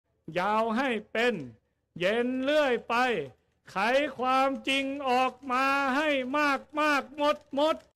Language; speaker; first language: Thai; native; Thai